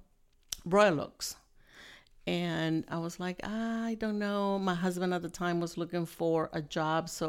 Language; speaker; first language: English; non-native, fluent; Spanish